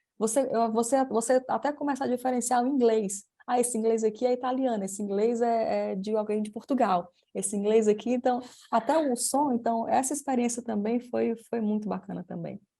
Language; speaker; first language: Portuguese; native; Portuguese